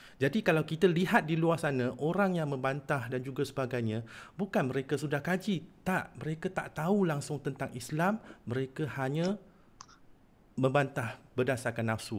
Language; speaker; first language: Malay; non-native, local second language; Chinese